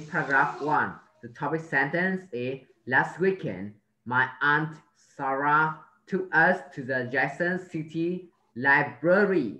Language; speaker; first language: English; non-native, learner; Vietnamese